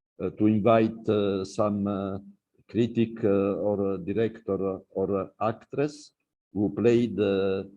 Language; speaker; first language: English; non-native, learner; Italian